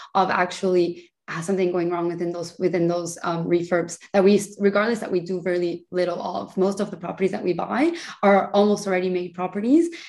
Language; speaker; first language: English; early bilingual, other home language; Spanish